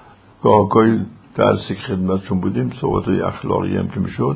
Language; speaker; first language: Persian; native; Persian